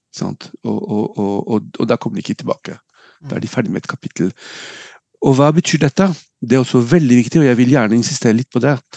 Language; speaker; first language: Norwegian; non-native, fluent; French